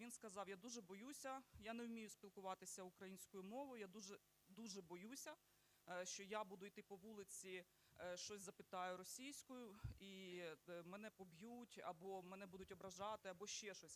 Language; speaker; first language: Ukrainian; native; Ukrainian